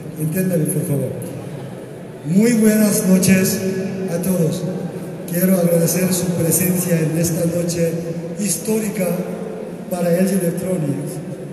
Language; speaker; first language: Spanish; non-native, learner; Korean